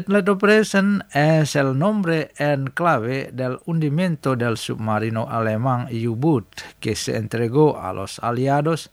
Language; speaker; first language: Spanish; non-native, fluent; Indonesian